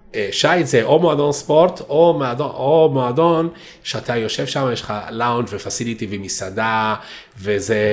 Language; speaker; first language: Hebrew; non-native, fluent; Italian